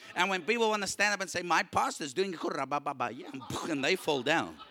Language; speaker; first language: English; non-native, local second language; Afrikaans